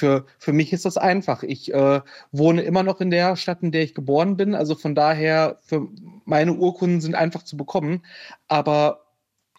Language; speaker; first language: German; native; German